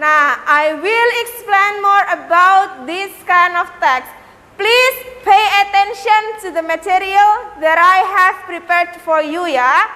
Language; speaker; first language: English; non-native, learner; Indonesian